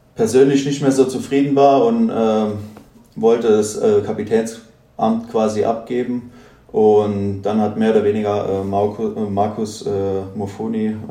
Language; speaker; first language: German; native; German